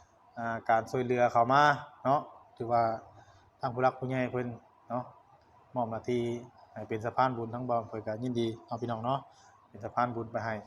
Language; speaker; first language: Thai; non-native, local second language; Lao